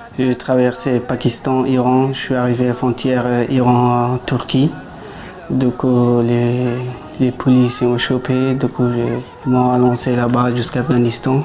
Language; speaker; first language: French; non-native, learner; Persian